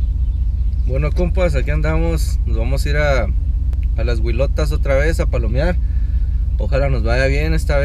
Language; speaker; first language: Spanish; native; Spanish